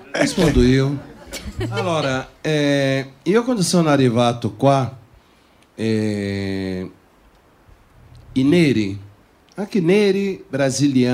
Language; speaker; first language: Italian; non-native, fluent; Portuguese